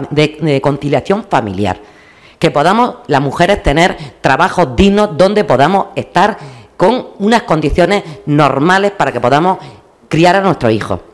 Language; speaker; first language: Spanish; native; Spanish